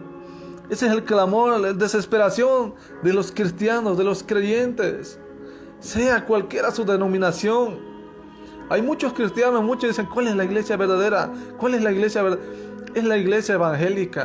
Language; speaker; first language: Spanish; native; Spanish